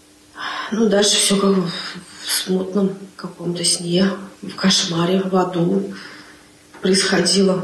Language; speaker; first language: Russian; native; Russian